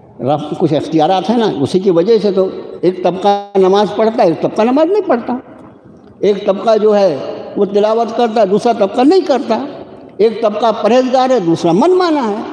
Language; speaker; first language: Urdu; native; Urdu